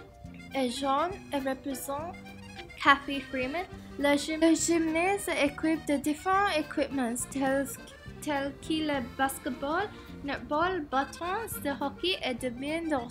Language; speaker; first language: French; non-native, learner; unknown